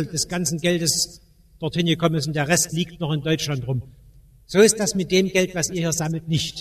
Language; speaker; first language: German; native; German